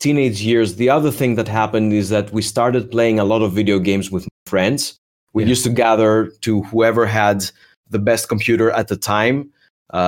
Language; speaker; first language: English; non-native, fluent; Greek